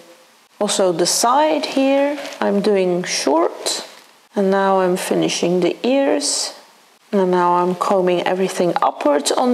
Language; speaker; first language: English; non-native, fluent; Dutch